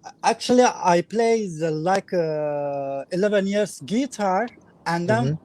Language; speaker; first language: English; non-native, learner; Kurdish